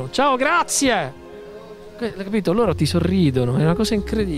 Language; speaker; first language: Italian; native; Italian